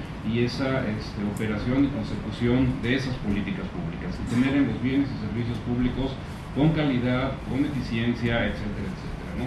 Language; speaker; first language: Spanish; native; Spanish